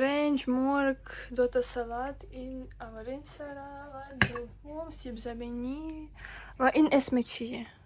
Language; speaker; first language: Persian; non-native, learner; Ukrainian